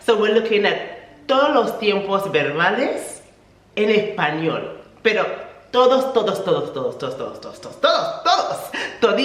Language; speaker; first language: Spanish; non-native, fluent; English